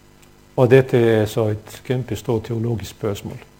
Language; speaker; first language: Danish; non-native, fluent; Bosnian